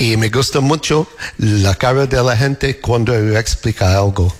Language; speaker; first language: Spanish; non-native, fluent; English